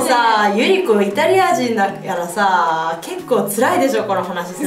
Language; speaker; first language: Japanese; early bilingual, heritage; Japanese